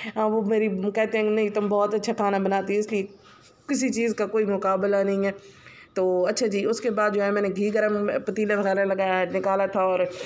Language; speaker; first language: Urdu; non-native, local second language; Punjabi